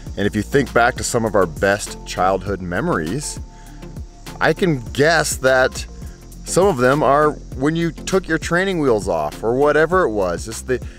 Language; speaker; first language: English; native; English